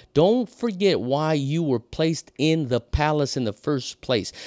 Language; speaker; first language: English; non-native, fluent; Portuguese